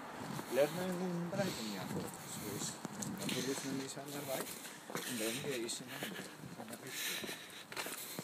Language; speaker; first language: German; non-native, learner; Spanish